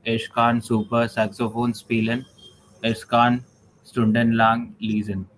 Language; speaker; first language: German; non-native, learner; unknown